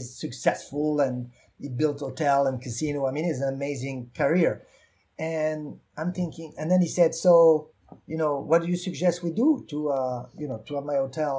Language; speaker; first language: English; non-native, fluent; French